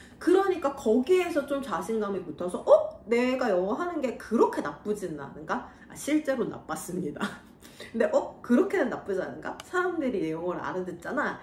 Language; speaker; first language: Korean; native; Korean